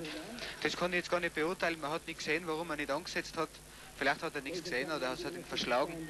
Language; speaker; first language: German; native; German